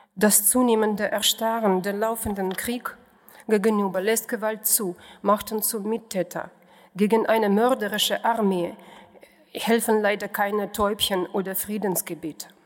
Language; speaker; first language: German; non-native, fluent; Russian